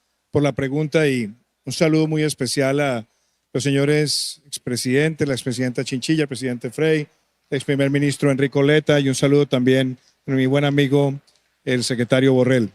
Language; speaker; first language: Spanish; native; Spanish